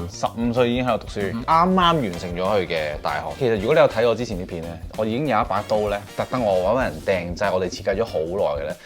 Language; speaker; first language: Cantonese; native; Cantonese